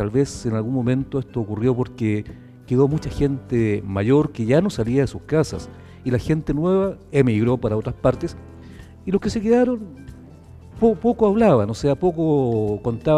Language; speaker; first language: Spanish; native; Spanish